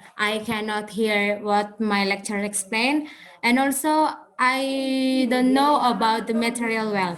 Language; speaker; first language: English; non-native, learner; Indonesian